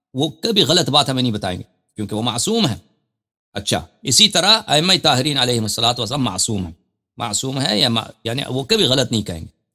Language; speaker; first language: Urdu; non-native, fluent; Persian